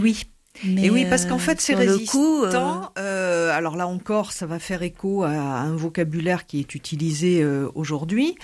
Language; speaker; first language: French; native; French